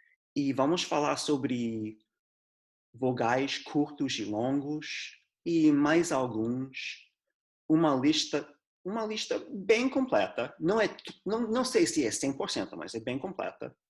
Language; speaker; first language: Portuguese; non-native, fluent; English